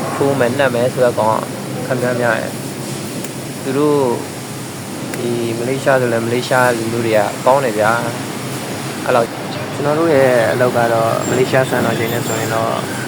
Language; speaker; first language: Burmese; native; Burmese